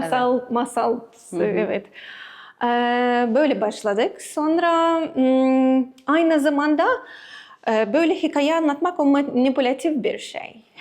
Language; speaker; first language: Turkish; non-native, learner; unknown